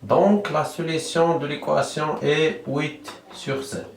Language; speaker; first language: French; non-native, local second language; Arabic